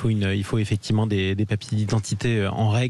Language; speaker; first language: French; native; French